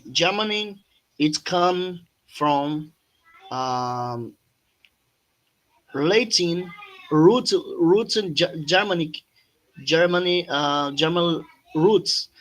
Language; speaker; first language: English; non-native, fluent; Portuguese